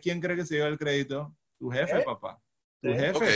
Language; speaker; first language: Spanish; native; Spanish